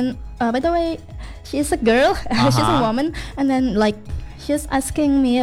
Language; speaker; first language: English; non-native, learner; Indonesian